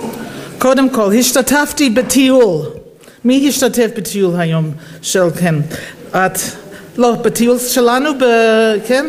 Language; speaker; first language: Hebrew; non-native, fluent; English